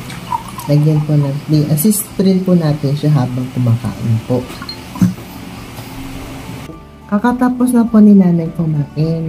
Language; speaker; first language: Filipino; native; Filipino